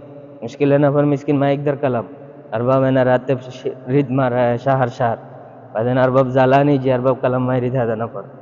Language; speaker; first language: Arabic; non-native, learner; Bangla